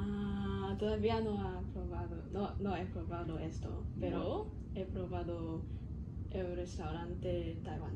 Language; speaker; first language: Spanish; non-native, learner; Cantonese